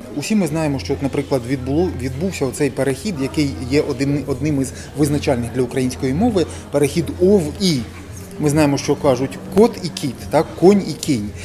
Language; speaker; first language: Ukrainian; native; Ukrainian